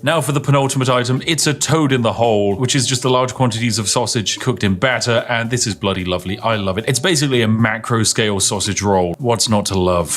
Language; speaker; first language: English; native; English